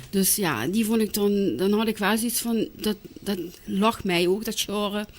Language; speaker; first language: Dutch; native; Dutch